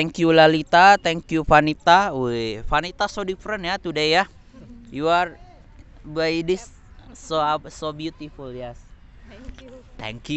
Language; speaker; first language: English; non-native, learner; Indonesian